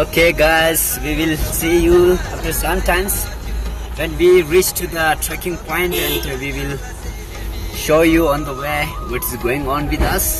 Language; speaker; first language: English; non-native, local second language; Ladakhi